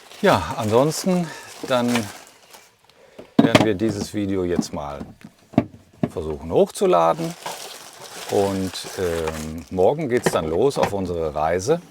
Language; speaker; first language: German; native; German